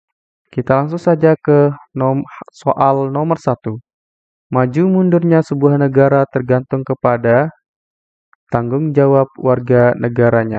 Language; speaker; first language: Indonesian; native; Indonesian